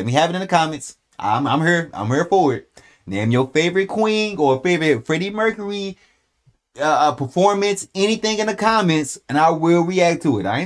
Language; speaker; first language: English; native; English